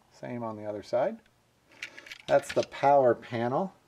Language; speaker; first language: English; native; English